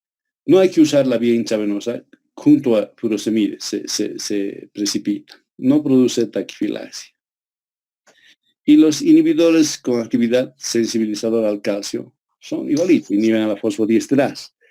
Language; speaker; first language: Spanish; native; Spanish